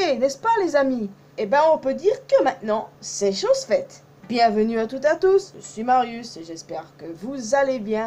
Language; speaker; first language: French; native; French